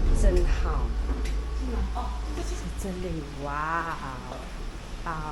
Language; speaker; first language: Chinese; non-native, learner; Thai